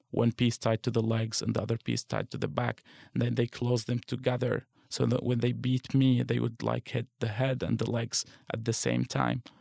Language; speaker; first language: English; non-native, fluent; Arabic